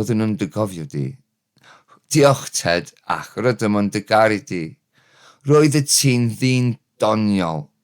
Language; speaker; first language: Welsh; non-native, learner; English